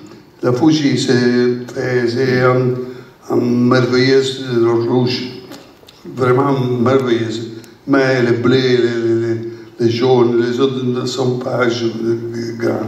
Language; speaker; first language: French; non-native, learner; Italian